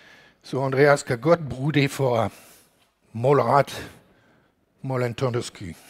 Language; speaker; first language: Danish; non-native, learner; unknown